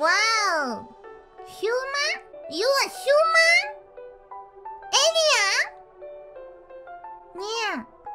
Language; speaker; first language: English; non-native, learner; Japanese